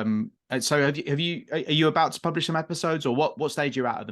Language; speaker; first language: English; native; English